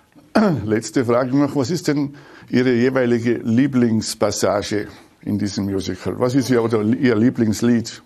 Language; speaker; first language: German; native; German